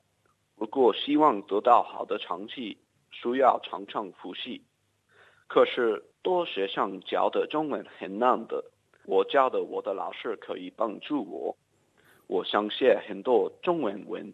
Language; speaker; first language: Chinese; non-native, learner; English